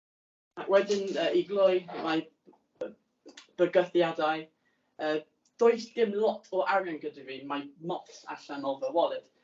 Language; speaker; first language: Welsh; non-native, learner; English